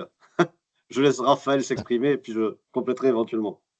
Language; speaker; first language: French; native; French